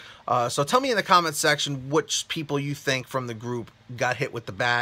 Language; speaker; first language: English; native; English